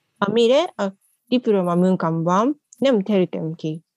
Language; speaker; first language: Hungarian; non-native, learner; Japanese